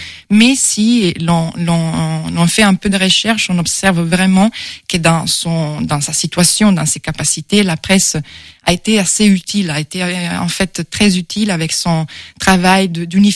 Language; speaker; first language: French; non-native, fluent; Italian